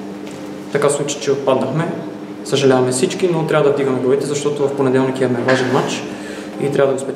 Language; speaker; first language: Bulgarian; native; Bulgarian